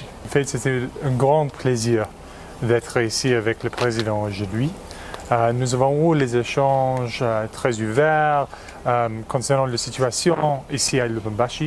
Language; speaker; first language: French; non-native, fluent; English